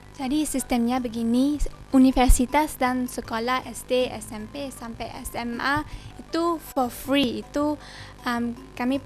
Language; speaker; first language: Indonesian; early bilingual, heritage; German